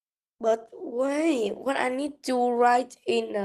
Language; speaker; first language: English; non-native, learner; Vietnamese